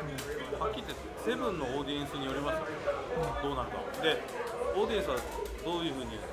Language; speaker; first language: Japanese; native; Japanese